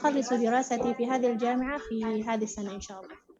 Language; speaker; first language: Arabic; non-native, learner; Indonesian